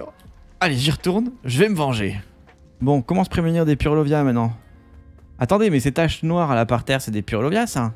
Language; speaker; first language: French; native; French